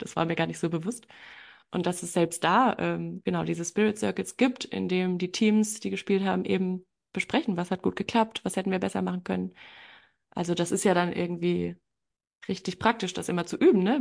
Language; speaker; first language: German; native; German